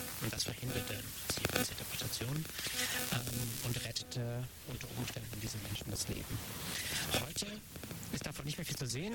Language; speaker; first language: German; native; German